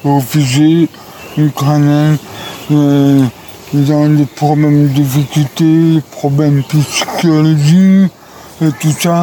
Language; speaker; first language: French; non-native, learner; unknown